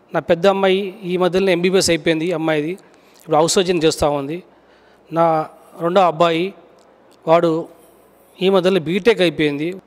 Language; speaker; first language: Telugu; native; Telugu